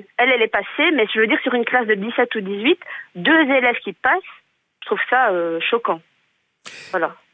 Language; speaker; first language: French; native; French